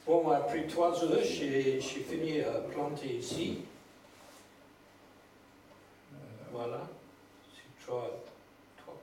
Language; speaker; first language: French; non-native, learner; English